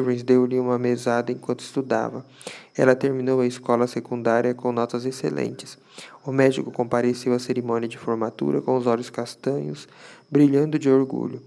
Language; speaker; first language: Portuguese; native; Portuguese